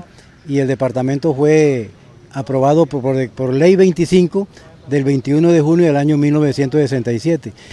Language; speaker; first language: Spanish; native; Spanish